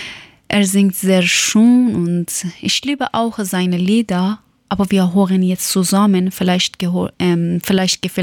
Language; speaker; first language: German; non-native, learner; Persian